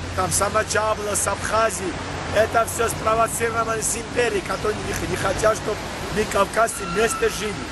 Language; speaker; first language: Russian; non-native, local second language; Georgian